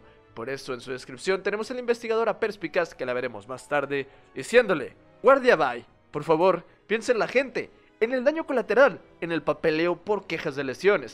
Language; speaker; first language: Spanish; native; Spanish